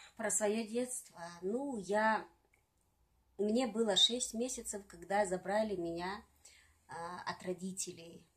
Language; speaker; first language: Russian; non-native, local second language; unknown